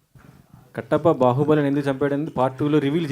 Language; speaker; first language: Telugu; native; Telugu